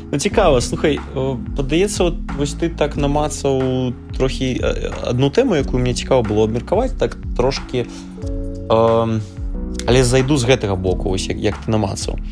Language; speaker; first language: Belarusian; non-native, local second language; Russian